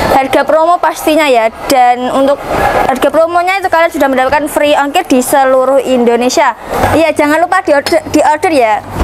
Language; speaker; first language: Indonesian; native; Indonesian